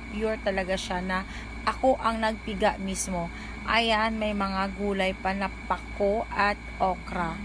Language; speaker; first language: Filipino; non-native, local second language; Cebuano